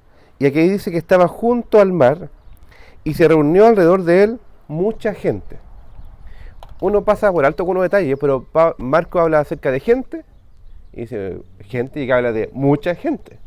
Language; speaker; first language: Spanish; native; Spanish